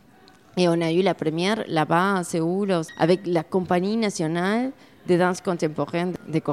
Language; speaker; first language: French; non-native, fluent; Spanish